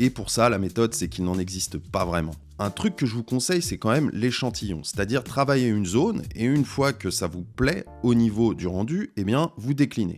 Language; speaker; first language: French; native; French